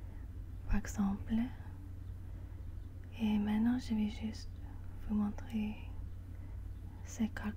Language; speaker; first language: French; non-native, learner; English